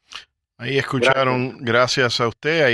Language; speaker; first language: Spanish; native; Spanish